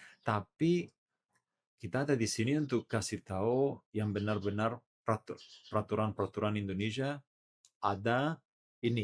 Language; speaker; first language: Indonesian; non-native, learner; Italian